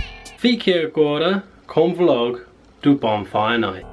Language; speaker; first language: Portuguese; non-native, learner; English